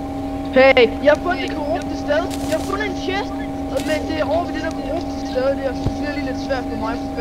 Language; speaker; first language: Danish; native; Danish